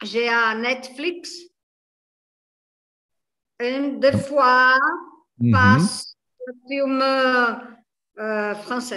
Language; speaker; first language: French; non-native, learner; Portuguese